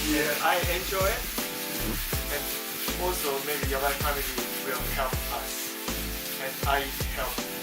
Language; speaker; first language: English; non-native, learner; Japanese